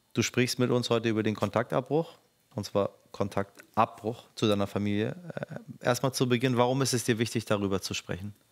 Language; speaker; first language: German; native; German